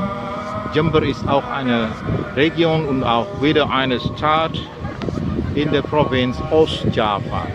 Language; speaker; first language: German; non-native, learner; Indonesian